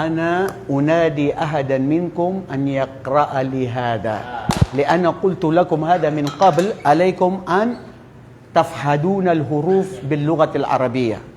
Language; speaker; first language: Arabic; non-native, fluent; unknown